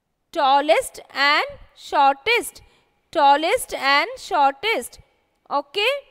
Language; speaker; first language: English; non-native, local second language; Bangla